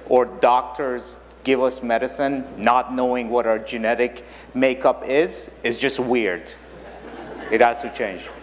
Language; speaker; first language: English; non-native, fluent; German